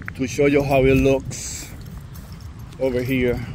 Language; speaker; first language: English; non-native, local second language; Spanish